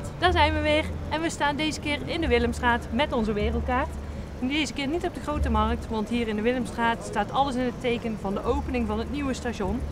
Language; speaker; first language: Dutch; native; Dutch